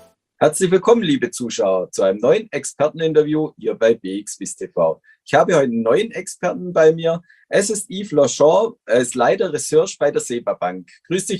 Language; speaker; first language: German; native; German